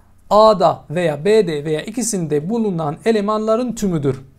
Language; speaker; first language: Turkish; non-native, fluent; Arabic